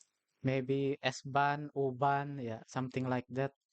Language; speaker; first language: English; non-native, learner; Indonesian